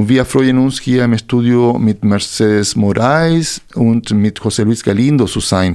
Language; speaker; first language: German; non-native, fluent; Spanish